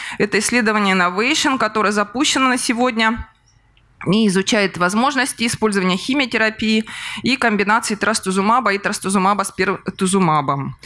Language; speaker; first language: Russian; native; Russian